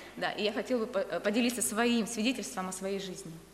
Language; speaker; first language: Russian; native; Russian